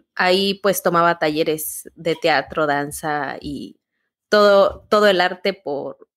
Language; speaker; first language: Spanish; native; Spanish